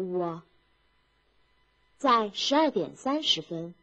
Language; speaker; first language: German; non-native, fluent; Chinese